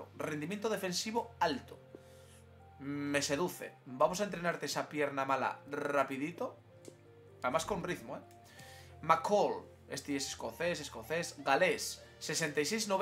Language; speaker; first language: Spanish; native; Spanish